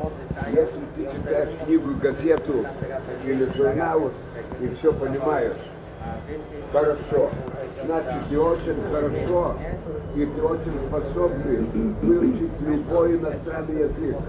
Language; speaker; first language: Russian; non-native, fluent; Lithuanian